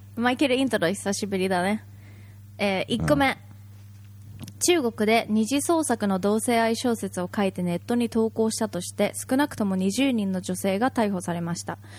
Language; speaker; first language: Japanese; native; Japanese